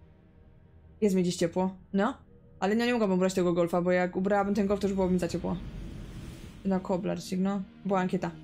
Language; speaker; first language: Polish; native; Polish